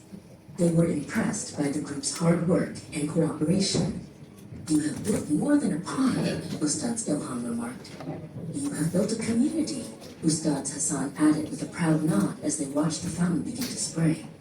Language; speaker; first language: English; non-native, learner; Indonesian